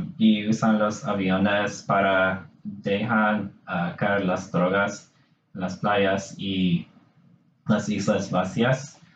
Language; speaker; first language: Spanish; non-native, learner; English